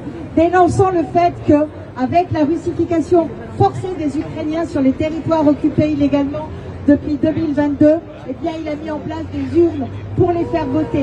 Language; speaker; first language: French; non-native, fluent; Russian